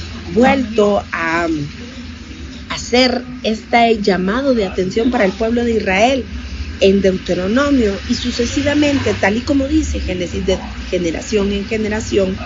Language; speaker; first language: Spanish; native; Spanish